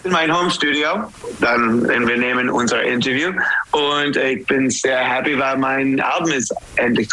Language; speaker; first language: German; non-native, learner; English